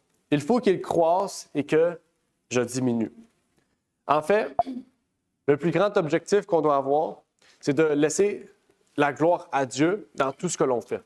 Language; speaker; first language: French; native; French